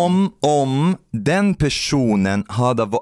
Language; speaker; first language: Swedish; non-native, fluent; Arabic